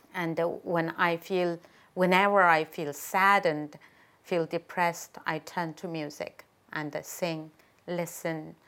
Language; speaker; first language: English; non-native, fluent; Chinese